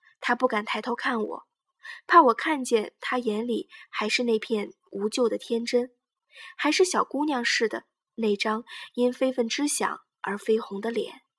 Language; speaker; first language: Chinese; native; Chinese